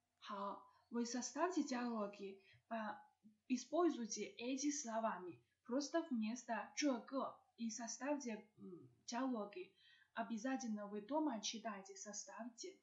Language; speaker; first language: Russian; non-native, learner; Chinese